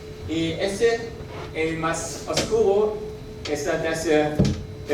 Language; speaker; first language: Spanish; non-native, learner; German